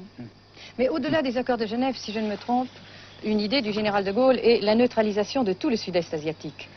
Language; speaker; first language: French; native; French